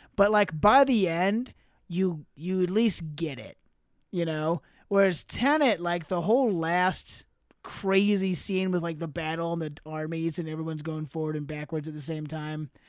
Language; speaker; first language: English; native; English